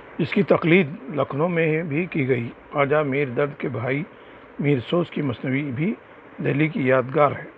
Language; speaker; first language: Urdu; native; Urdu